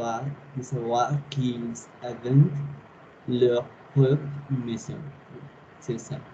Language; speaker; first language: French; non-native, learner; Spanish